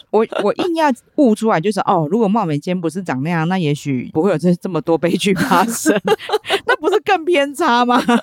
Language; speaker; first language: Chinese; native; Chinese